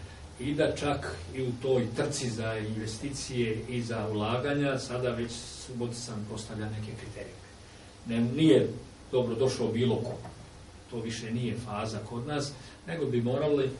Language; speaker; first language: Serbian; native; Serbian